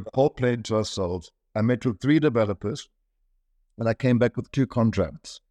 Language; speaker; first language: English; native; English